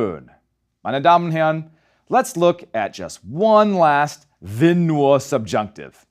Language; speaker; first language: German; non-native, fluent; English